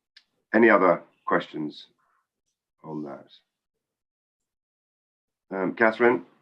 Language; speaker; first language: English; native; English